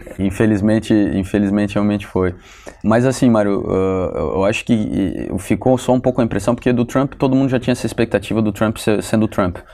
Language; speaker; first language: Portuguese; native; Portuguese